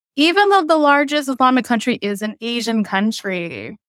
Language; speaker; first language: English; early bilingual, other home language; Western Cham